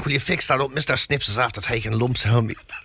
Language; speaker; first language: English; native; English